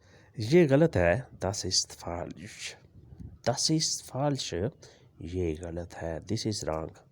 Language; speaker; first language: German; non-native, learner; Urdu